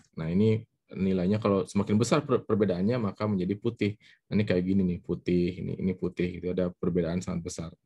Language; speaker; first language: Indonesian; native; Indonesian